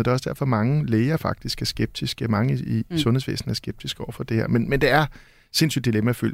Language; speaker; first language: Danish; native; Danish